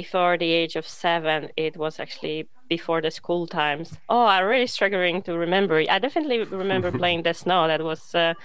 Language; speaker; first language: English; non-native, fluent; Polish